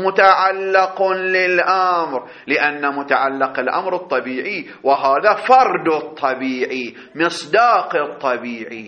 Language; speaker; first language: Arabic; native; Arabic